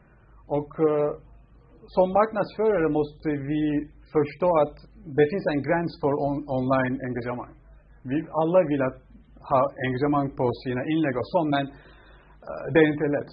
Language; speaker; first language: Swedish; non-native, fluent; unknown